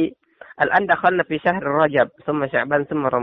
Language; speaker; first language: Arabic; non-native, learner; Indonesian